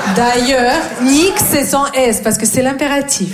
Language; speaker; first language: French; non-native, fluent; Russian